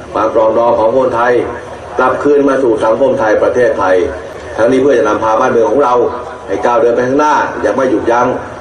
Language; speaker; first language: Thai; native; Thai